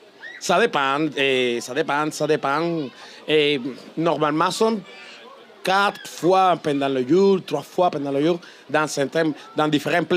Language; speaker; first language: French; non-native, learner; Spanish